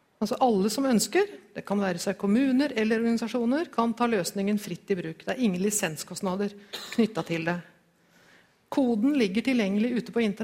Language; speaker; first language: Norwegian; native; Norwegian